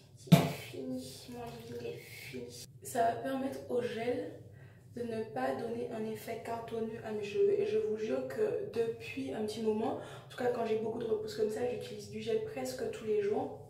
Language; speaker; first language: French; native; French